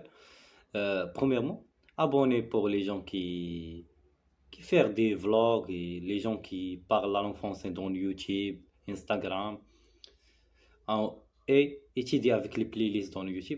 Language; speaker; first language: French; non-native, learner; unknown